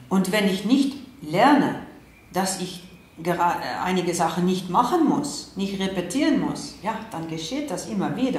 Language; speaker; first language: German; non-native, fluent; Dutch